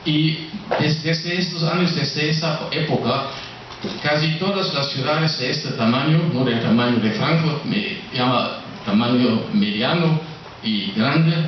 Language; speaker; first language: Spanish; non-native, fluent; German